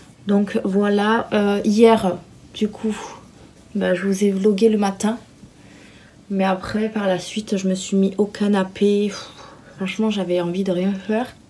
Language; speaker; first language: French; native; French